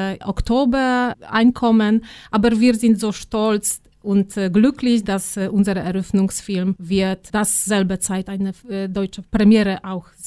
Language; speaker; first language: German; non-native, fluent; Polish